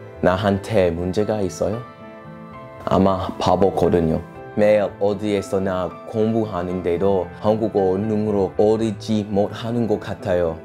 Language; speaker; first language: Korean; non-native, learner; English